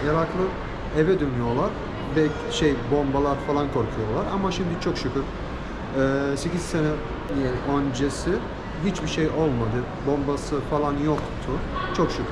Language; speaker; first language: Turkish; non-native, learner; Arabic